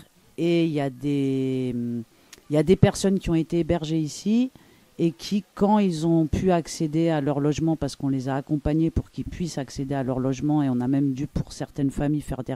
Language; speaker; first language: French; native; French